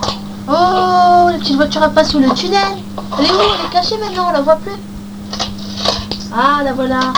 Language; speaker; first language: French; native; French